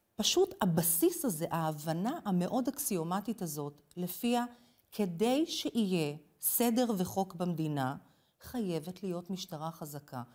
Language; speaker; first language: Hebrew; non-native, fluent; English